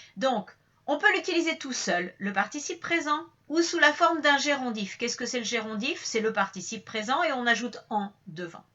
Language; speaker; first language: French; native; French